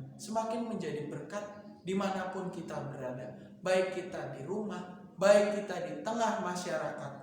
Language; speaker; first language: Indonesian; native; Indonesian